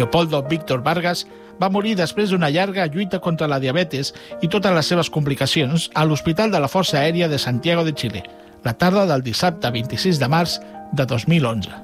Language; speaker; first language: Catalan; native; Catalan